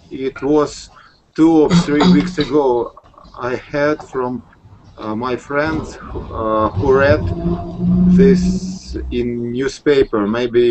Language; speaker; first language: English; non-native, learner; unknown